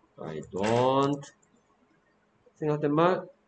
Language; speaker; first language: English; non-native, fluent; Korean